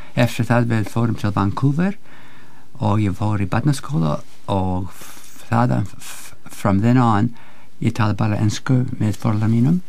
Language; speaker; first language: Icelandic; early bilingual, heritage; Icelandic